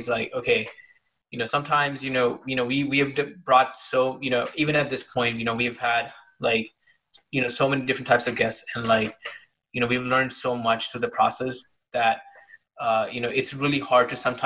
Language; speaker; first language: English; non-native, local second language; Hindi